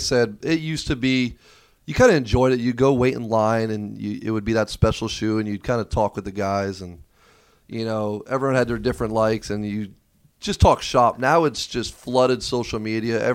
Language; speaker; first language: English; native; English